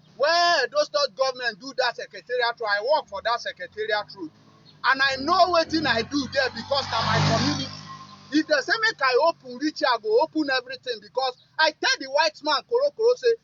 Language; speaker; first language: Nigerian Pidgin; non-native, local second language; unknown